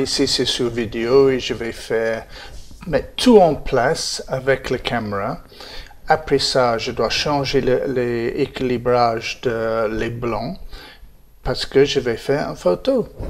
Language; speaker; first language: French; non-native, fluent; English